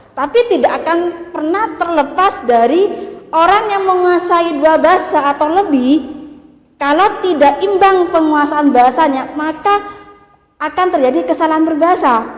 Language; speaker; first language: Indonesian; non-native, local second language; Madurese